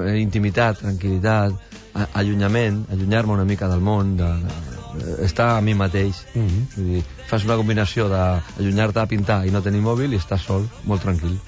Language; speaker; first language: Catalan; non-native, local second language; Spanish